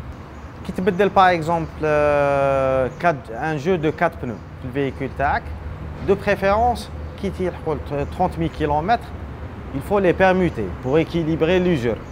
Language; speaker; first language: French; non-native, local second language; Arabic